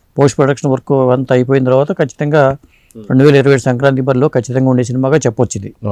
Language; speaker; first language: Telugu; native; Telugu